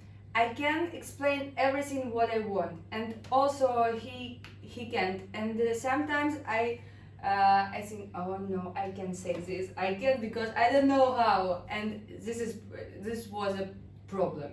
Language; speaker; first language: English; non-native, learner; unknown